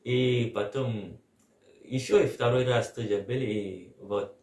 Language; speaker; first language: Russian; non-native, learner; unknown